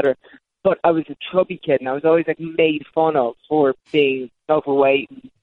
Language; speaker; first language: English; native; English